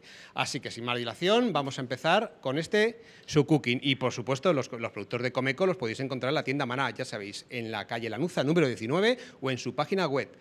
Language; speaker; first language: Spanish; native; Spanish